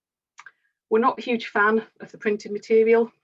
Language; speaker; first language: English; native; English